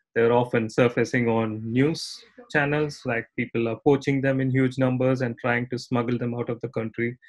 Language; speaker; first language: English; non-native, local second language; Tamil